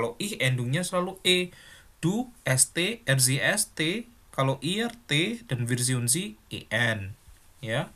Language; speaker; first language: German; non-native, fluent; Indonesian